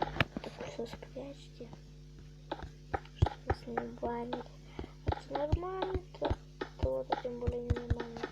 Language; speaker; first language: Russian; native; Russian